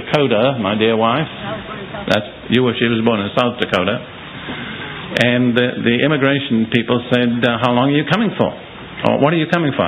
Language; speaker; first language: English; native; English